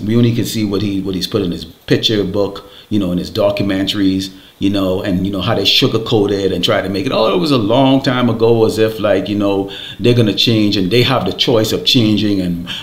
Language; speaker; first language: English; native; English